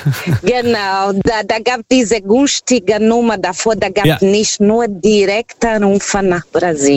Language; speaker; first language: German; non-native, fluent; Portuguese